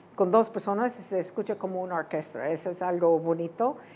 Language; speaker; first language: Spanish; early bilingual, heritage; Spanish